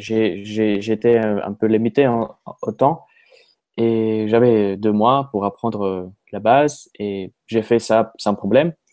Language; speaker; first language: French; non-native, fluent; Russian